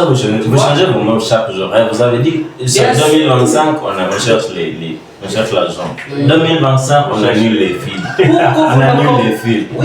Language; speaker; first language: French; non-native, learner; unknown